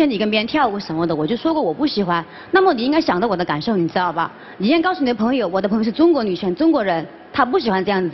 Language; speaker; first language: Chinese; native; Chinese